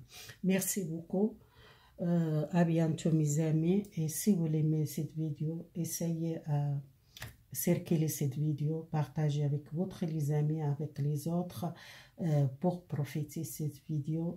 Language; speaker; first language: French; non-native, learner; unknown